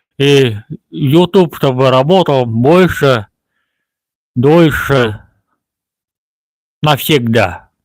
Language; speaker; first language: Russian; non-native, local second language; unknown